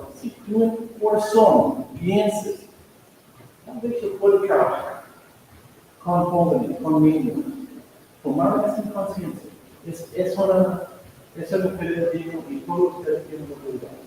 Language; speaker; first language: Spanish; non-native, fluent; English